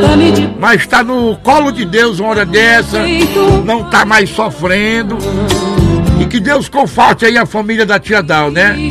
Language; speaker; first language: Portuguese; native; Portuguese